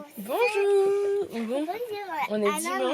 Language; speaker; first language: French; native; French